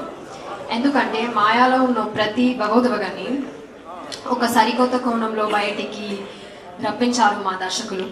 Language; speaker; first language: Telugu; non-native, learner; Malayalam